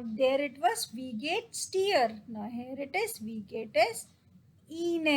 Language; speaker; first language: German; non-native, fluent; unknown